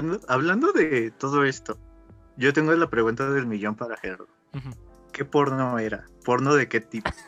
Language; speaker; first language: Spanish; native; Spanish